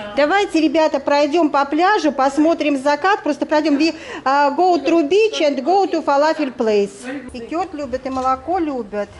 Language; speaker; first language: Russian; native; Russian